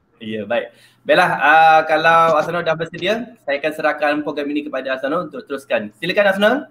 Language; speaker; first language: Malay; native; Malay